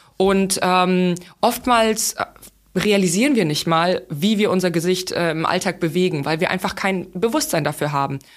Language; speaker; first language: German; non-native, fluent; Russian